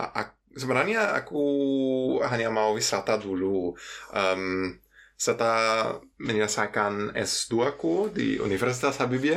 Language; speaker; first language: Indonesian; non-native, fluent; German